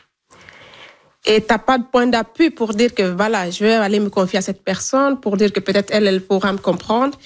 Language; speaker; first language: French; non-native, local second language; Fula